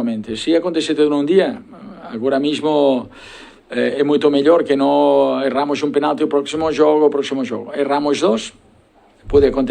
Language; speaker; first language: Portuguese; non-native, learner; Spanish